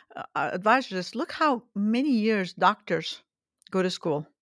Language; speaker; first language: English; early bilingual, other home language; Arabic